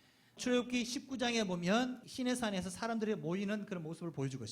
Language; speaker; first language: Korean; native; Korean